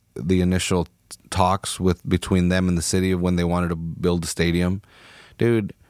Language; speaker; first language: English; native; English